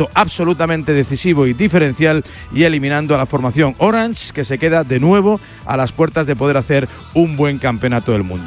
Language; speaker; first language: Spanish; native; Spanish